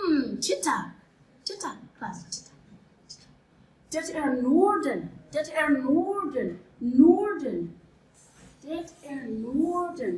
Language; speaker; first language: Swedish; non-native, fluent; English